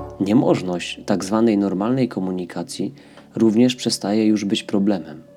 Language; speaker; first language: Polish; native; Polish